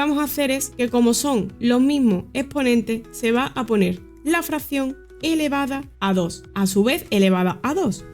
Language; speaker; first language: Spanish; native; Spanish